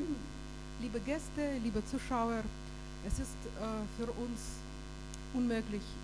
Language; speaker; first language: German; non-native, fluent; Russian